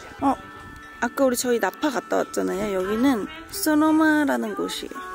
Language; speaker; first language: Korean; native; Korean